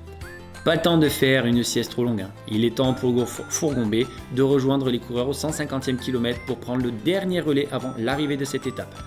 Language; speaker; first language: French; native; French